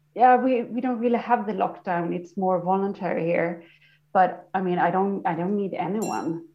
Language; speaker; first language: English; non-native, fluent; Swedish